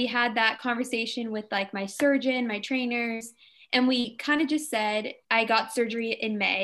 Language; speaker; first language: English; native; English